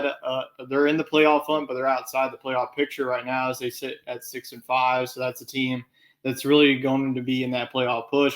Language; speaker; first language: English; native; English